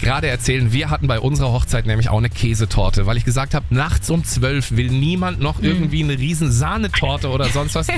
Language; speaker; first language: German; native; German